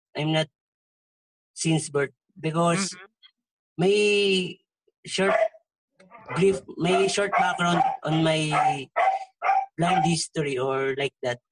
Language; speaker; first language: English; non-native, local second language; Filipino